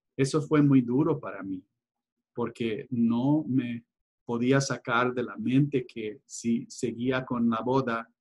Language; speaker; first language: Spanish; early bilingual, heritage; Spanish